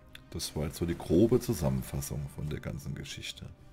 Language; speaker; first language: German; native; German